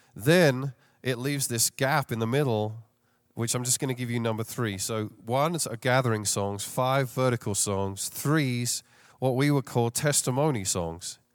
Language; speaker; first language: English; native; English